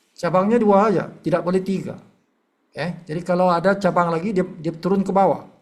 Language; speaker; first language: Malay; native; Malay